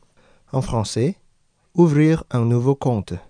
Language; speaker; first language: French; non-native, fluent; Indonesian